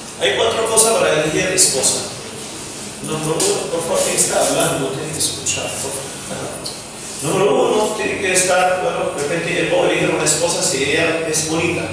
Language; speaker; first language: Spanish; non-native, fluent; Arabic